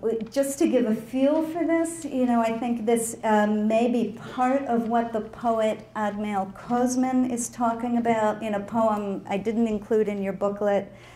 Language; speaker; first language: English; native; English